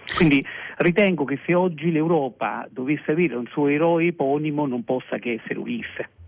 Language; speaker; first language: Italian; native; Italian